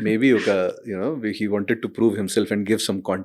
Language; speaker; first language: Telugu; non-native, fluent; Hindi